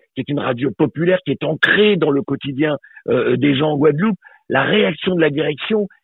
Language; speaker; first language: French; native; French